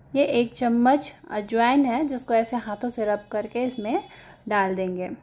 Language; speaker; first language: Hindi; native; Hindi